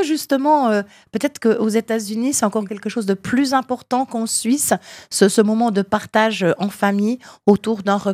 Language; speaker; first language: French; native; French